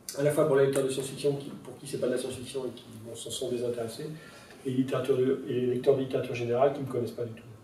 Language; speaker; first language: French; non-native, local second language; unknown